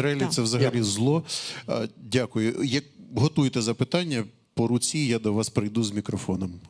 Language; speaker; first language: Ukrainian; native; Ukrainian